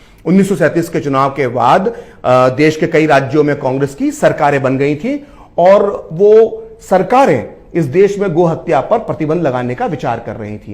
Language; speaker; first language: Hindi; native; Hindi